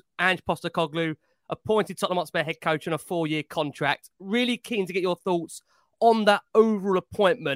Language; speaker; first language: English; native; English